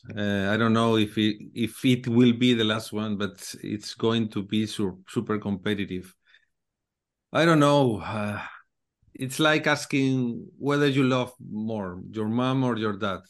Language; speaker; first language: English; non-native, learner; Spanish